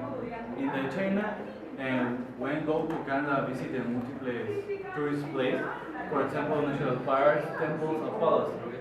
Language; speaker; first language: English; non-native, learner; Spanish